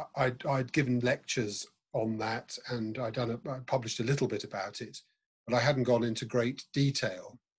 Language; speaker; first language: English; native; English